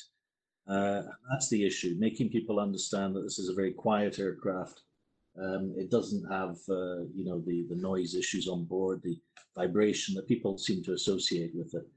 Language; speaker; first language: English; native; English